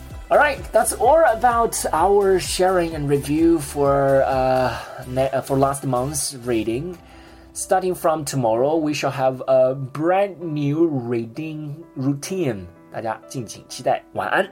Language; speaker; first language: English; non-native, fluent; Chinese